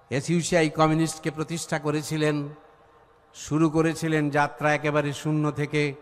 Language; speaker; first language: Bangla; native; Bangla